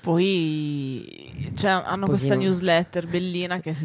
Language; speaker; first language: Italian; native; Italian